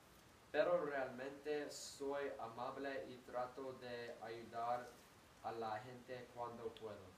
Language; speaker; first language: Spanish; non-native, learner; English